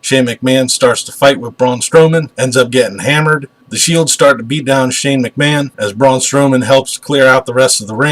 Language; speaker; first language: English; native; English